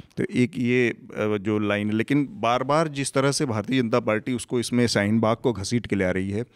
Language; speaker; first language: Hindi; native; Hindi